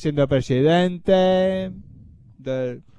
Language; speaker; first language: Spanish; native; Spanish